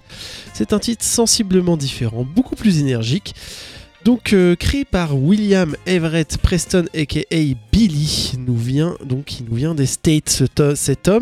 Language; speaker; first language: French; native; French